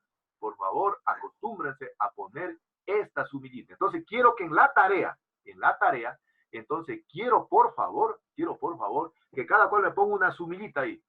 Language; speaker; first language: Spanish; native; Spanish